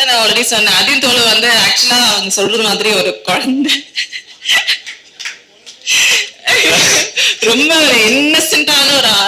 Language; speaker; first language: Tamil; non-native, learner; Malayalam